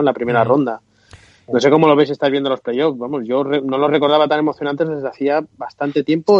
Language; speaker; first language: Spanish; native; Spanish